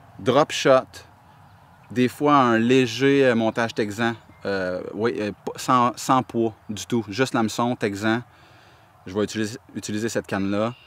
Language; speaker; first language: French; native; French